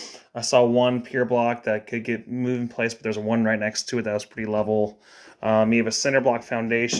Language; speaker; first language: English; native; English